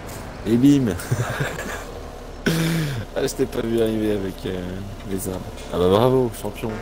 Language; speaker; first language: French; native; French